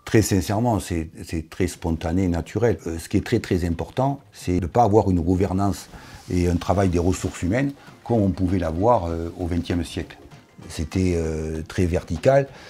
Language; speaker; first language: French; native; French